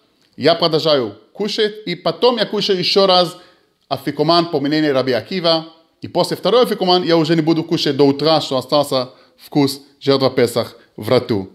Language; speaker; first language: Russian; early bilingual, heritage; Hebrew